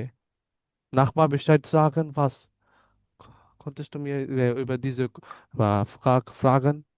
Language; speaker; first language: German; non-native, learner; Bangla